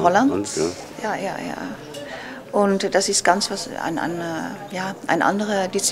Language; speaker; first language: German; non-native, learner; Dutch